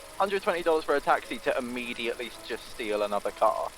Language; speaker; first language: English; native; English